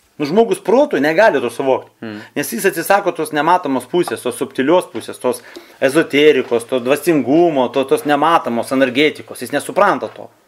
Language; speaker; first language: Lithuanian; non-native, local second language; Russian